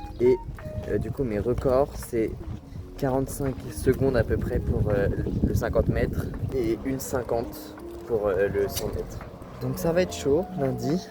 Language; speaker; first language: French; native; French